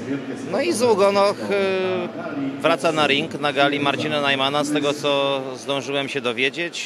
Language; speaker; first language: Polish; native; Polish